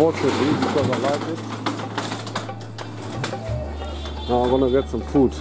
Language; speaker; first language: English; non-native, fluent; German